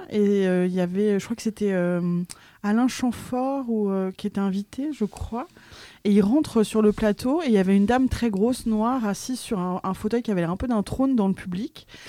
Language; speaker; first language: French; native; French